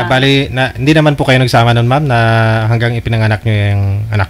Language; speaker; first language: Filipino; native; Filipino